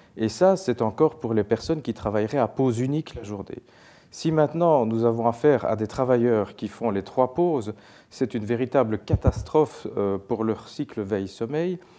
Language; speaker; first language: French; native; French